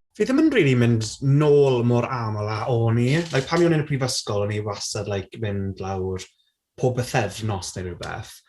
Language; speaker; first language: Welsh; non-native, local second language; English